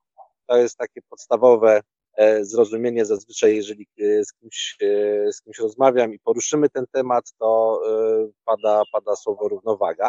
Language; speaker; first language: Polish; native; Polish